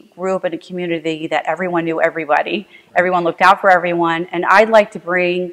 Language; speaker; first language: English; native; English